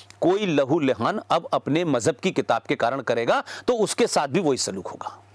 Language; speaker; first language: Hindi; native; Hindi